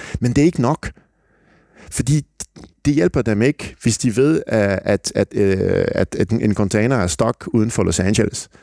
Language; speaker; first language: Danish; non-native, fluent; French